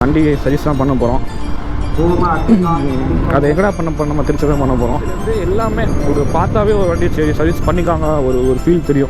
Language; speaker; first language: Tamil; native; Tamil